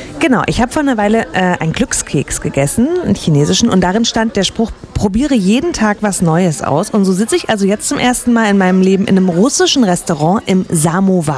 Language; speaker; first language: German; native; German